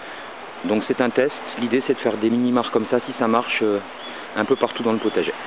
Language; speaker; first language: French; native; French